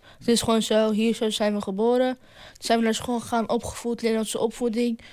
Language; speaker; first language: Dutch; early bilingual, other home language; Arabic